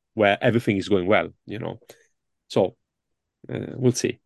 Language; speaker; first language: English; non-native, fluent; Italian